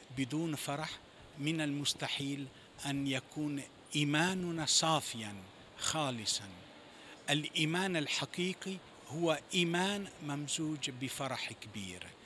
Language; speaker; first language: Arabic; non-native, fluent; Italian